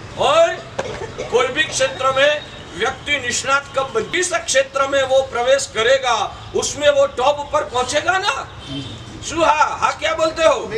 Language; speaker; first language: Hindi; non-native, local second language; Gujarati